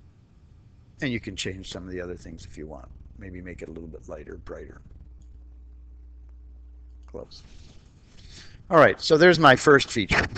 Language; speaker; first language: English; native; English